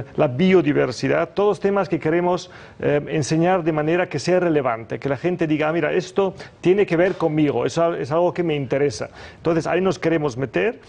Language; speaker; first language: Spanish; early bilingual, other home language; German